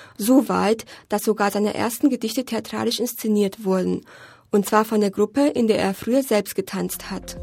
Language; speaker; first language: German; native; German